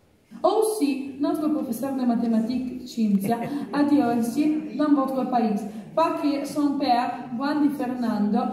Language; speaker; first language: French; non-native, learner; Italian